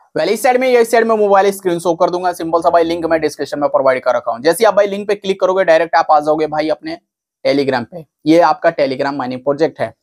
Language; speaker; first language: Hindi; native; Hindi